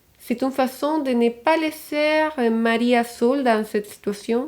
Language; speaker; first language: French; non-native, fluent; Spanish